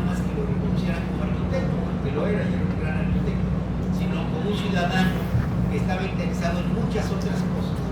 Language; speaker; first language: Spanish; native; Spanish